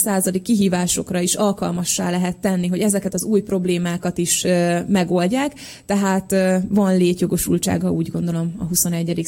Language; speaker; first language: Hungarian; native; Hungarian